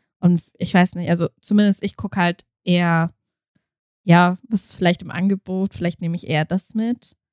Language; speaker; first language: German; early bilingual, other home language; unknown